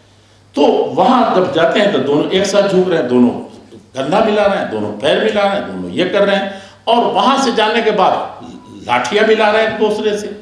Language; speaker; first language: Urdu; native; Urdu